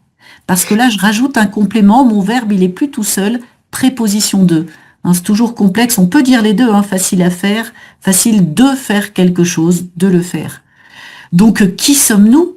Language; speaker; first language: French; native; French